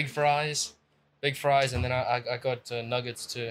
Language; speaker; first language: English; native; English